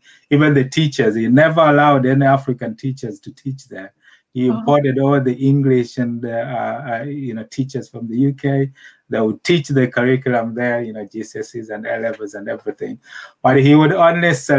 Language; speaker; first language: English; non-native, local second language; Nyanja